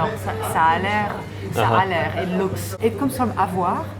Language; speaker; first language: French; native; French